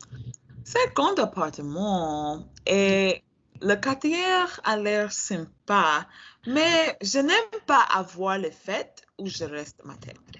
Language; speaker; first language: French; non-native, learner; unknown